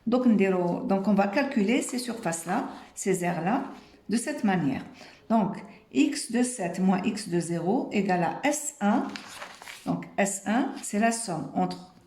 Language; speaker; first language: French; non-native, local second language; Arabic